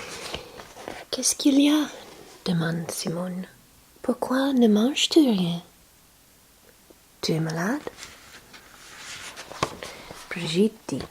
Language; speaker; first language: French; non-native, learner; English